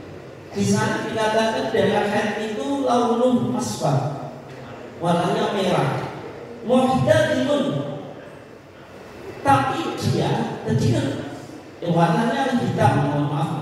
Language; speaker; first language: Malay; non-native, local second language; Javanese